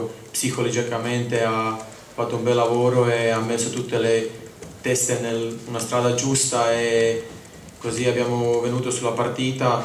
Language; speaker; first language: Italian; non-native, learner; Croatian